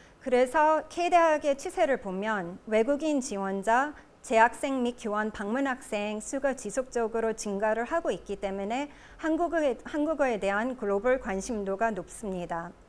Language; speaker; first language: Korean; native; Korean